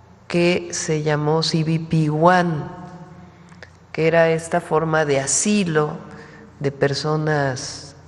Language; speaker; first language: Spanish; native; Spanish